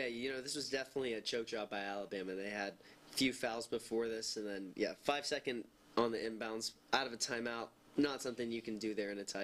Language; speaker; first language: English; native; English